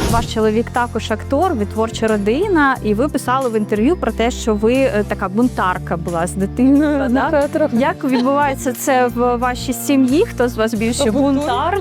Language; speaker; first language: Ukrainian; native; Ukrainian